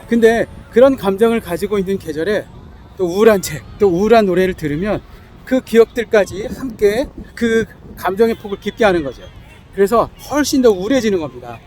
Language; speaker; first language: Korean; native; Korean